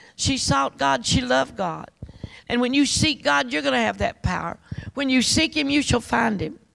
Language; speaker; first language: English; native; English